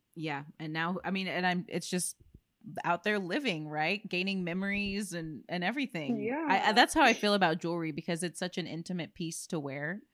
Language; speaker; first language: English; native; English